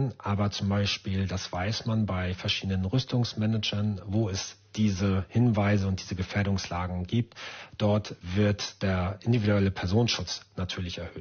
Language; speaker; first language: German; native; German